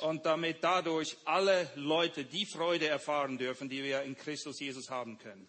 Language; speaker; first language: German; native; German